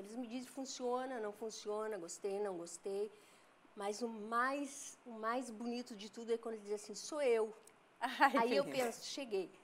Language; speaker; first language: Portuguese; native; Portuguese